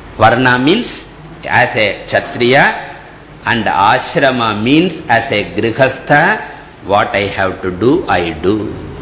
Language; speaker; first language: English; non-native, local second language; Tamil